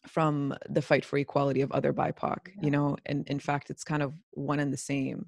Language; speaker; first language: English; native; English